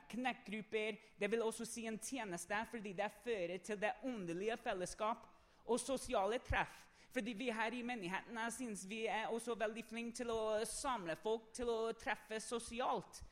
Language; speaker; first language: Norwegian; non-native, fluent; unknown